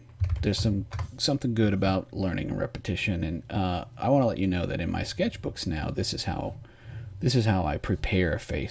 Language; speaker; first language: English; native; English